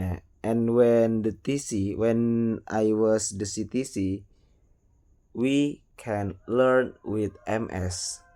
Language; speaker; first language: English; non-native, learner; Indonesian